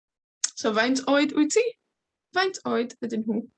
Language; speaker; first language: Welsh; non-native, fluent; Spanish